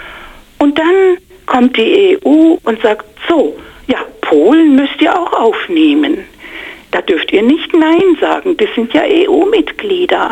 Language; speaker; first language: German; non-native, fluent; English